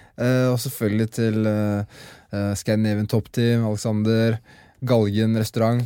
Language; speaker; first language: Norwegian; native; Norwegian